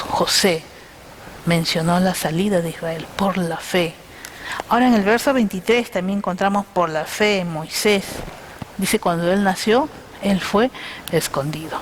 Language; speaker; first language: Spanish; native; Spanish